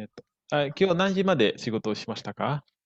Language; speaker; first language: Japanese; non-native, fluent; Indonesian